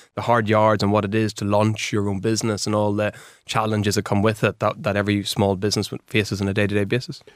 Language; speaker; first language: English; native; English